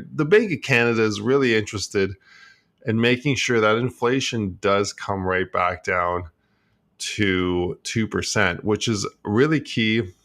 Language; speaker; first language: English; native; English